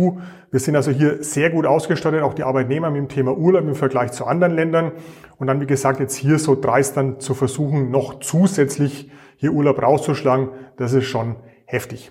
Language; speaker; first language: German; native; German